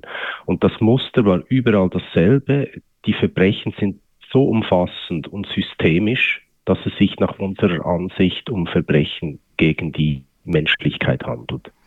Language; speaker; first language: German; native; German